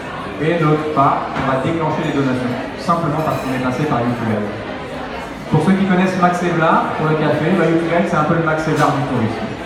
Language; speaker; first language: French; native; French